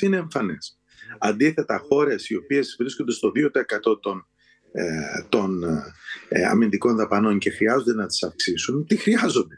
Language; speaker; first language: Greek; native; Greek